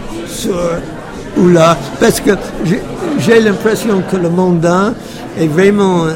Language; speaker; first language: French; non-native, fluent; English